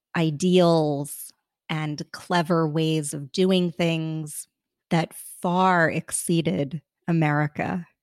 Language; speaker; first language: English; early bilingual, other home language; Hindi